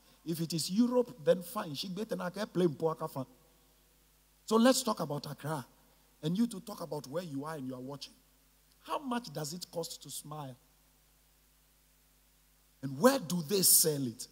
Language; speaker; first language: English; non-native, local second language; Ga